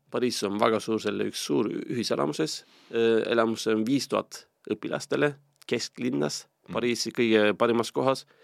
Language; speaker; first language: Estonian; non-native, fluent; Turkish